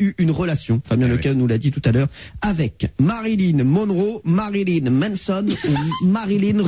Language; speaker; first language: French; native; French